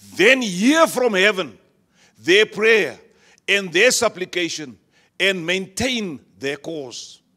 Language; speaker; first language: English; non-native, local second language; Afrikaans